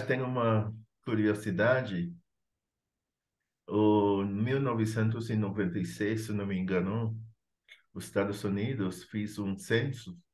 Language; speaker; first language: Portuguese; non-native, fluent; English